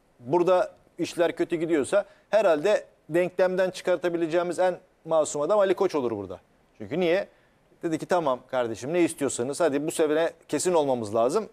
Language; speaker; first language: Turkish; native; Turkish